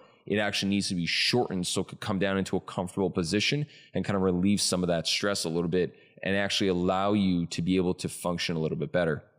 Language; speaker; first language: English; native; English